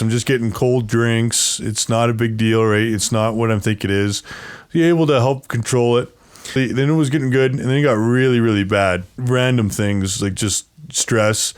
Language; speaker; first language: English; native; English